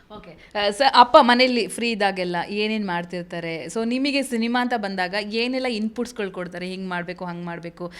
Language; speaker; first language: Kannada; native; Kannada